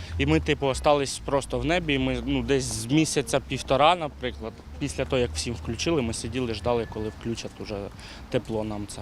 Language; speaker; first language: Ukrainian; non-native, local second language; Russian